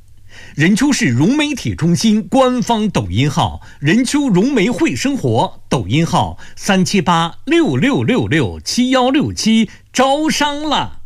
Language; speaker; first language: Chinese; native; Chinese